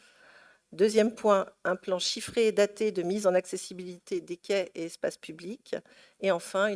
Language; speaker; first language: French; native; French